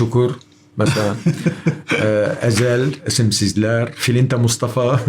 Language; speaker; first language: Turkish; non-native, learner; Arabic